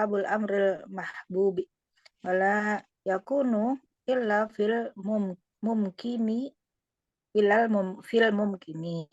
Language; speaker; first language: Arabic; non-native, learner; Indonesian